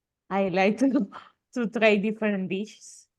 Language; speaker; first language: English; non-native, learner; Spanish